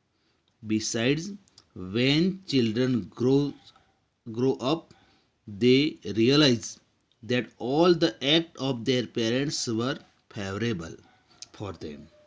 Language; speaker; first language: English; non-native, local second language; Gujarati